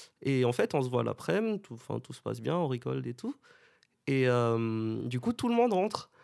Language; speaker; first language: French; non-native, local second language; Malagasy